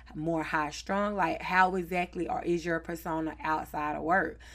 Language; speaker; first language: English; native; English